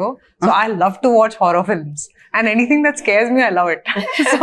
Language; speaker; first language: Telugu; non-native, local second language; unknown